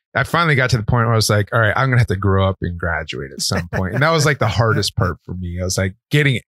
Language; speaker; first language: English; native; English